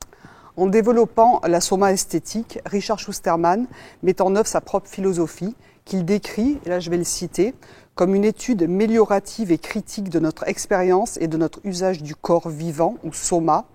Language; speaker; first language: French; native; French